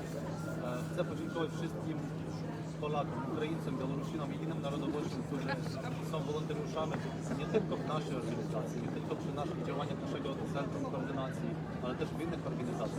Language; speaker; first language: Polish; non-native, fluent; Ukrainian